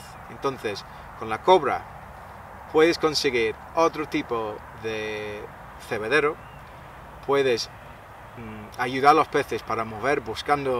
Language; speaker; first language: Spanish; non-native, fluent; English